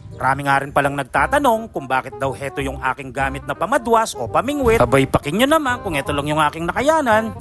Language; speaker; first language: Filipino; non-native, local second language; Pampanga